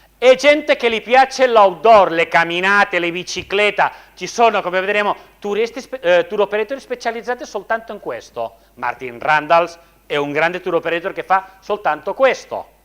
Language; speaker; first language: Italian; non-native, fluent; Spanish